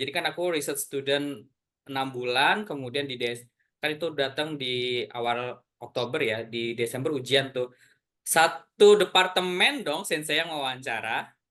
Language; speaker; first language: Indonesian; native; Indonesian